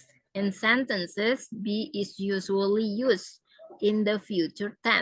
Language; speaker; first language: English; non-native, fluent; Indonesian